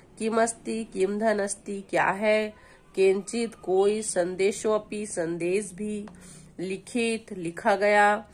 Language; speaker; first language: Hindi; native; Hindi